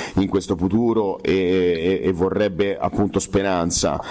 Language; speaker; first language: Italian; native; Italian